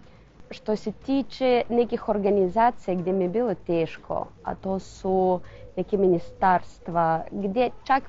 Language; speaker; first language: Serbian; non-native, fluent; Russian